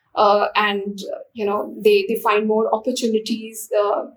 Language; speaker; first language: English; non-native, local second language; Hindi